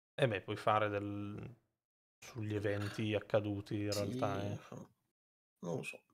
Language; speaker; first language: Italian; native; Italian